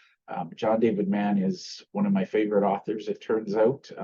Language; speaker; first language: English; native; English